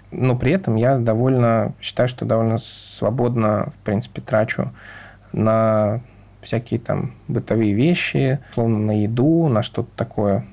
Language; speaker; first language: Russian; native; Russian